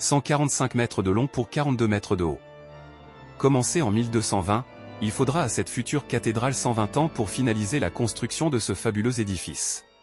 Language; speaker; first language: French; native; French